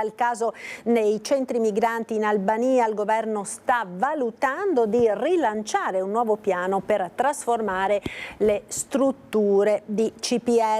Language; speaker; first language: Italian; native; Italian